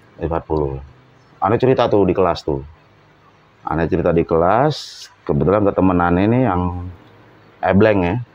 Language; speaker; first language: Indonesian; native; Indonesian